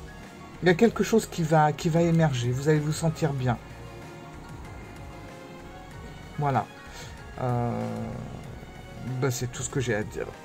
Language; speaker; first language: French; native; French